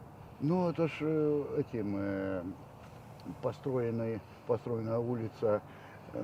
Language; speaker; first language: Russian; native; Russian